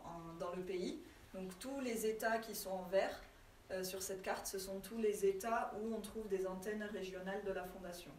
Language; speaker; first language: French; native; French